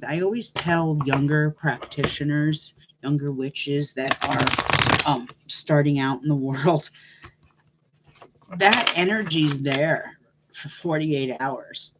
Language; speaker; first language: English; native; English